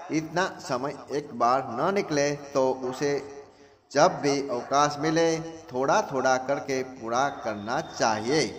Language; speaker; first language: Hindi; non-native, local second language; Gujarati